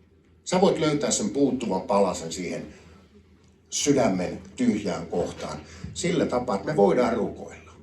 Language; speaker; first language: Finnish; native; Finnish